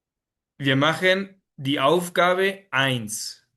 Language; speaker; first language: German; non-native, fluent; Spanish